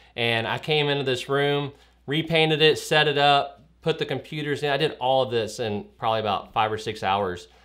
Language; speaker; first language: English; native; English